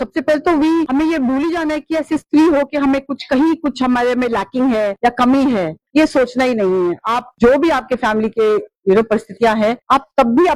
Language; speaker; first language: Hindi; non-native, local second language; Kashmiri